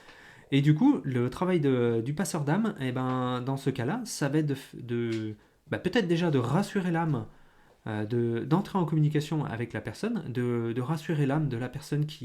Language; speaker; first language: French; native; French